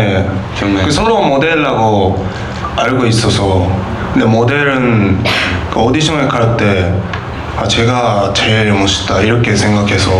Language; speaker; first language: Korean; non-native, learner; Japanese